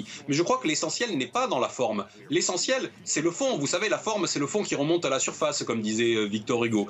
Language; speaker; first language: French; native; French